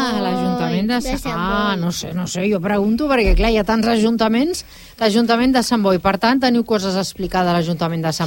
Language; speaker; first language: Catalan; native; Catalan